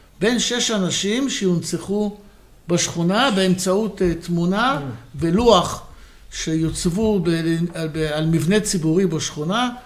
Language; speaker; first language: Hebrew; native; Hebrew